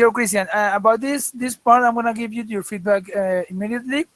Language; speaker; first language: English; non-native, fluent; Spanish